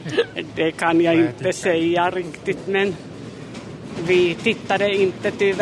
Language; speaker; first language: Swedish; non-native, fluent; Finnish